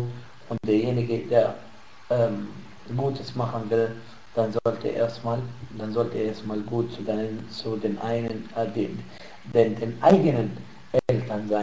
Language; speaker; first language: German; non-native, fluent; Arabic